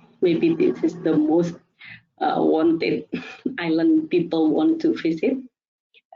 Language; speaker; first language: English; non-native, fluent; Indonesian